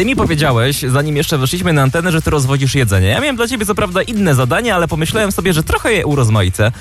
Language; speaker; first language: Polish; native; Polish